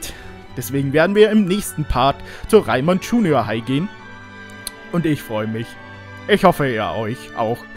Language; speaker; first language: German; native; German